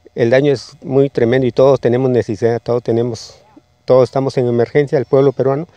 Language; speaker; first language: Spanish; native; Spanish